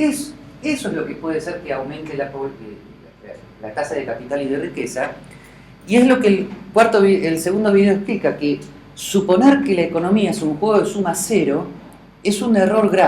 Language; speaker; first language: Spanish; native; Spanish